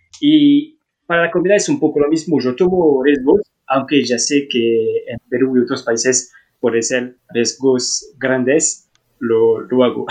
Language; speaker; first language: Spanish; non-native, learner; French